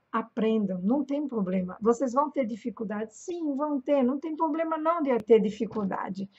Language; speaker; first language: Portuguese; non-native, fluent; German